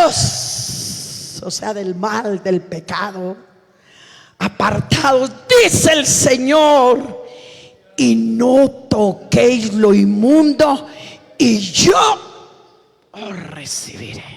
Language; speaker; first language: Spanish; native; Spanish